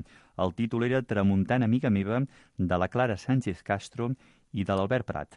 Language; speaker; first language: Catalan; native; Catalan